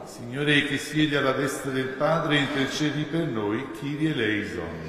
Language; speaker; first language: Italian; native; Italian